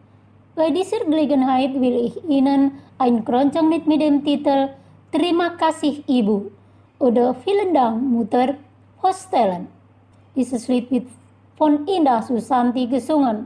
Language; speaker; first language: German; non-native, learner; Indonesian